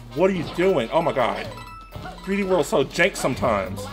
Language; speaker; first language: English; native; English